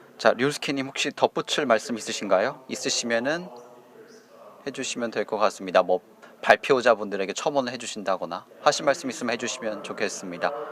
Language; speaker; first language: Korean; native; Korean